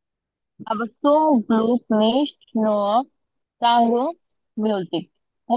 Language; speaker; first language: German; non-native, learner; Bangla